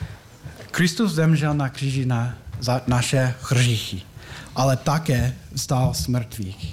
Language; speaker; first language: Czech; non-native, learner; English